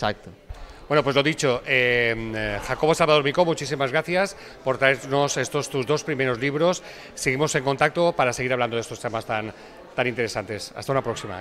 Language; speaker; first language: Spanish; non-native, local second language; Catalan